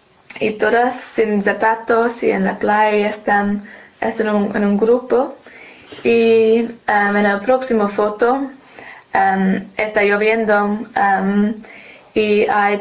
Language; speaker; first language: Spanish; non-native, learner; English